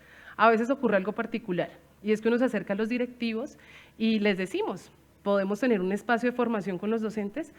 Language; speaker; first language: Spanish; native; Spanish